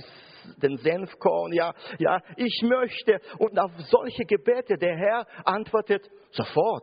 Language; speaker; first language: German; non-native, fluent; Russian